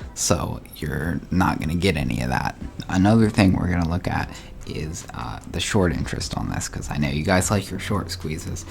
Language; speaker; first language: English; native; English